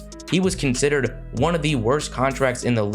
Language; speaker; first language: English; native; English